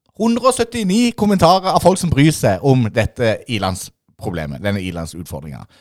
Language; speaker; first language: Norwegian; native; Norwegian